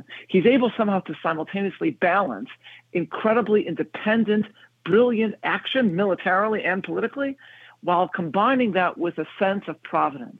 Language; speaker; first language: English; native; English